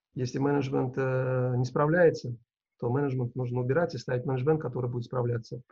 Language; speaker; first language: Russian; non-native, local second language; Uzbek